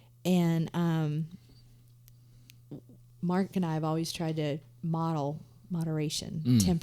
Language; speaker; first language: English; native; English